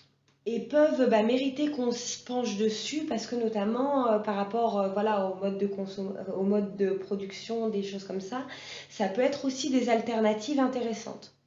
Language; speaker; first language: French; native; French